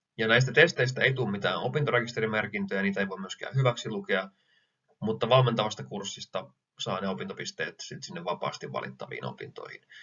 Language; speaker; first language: Finnish; native; Finnish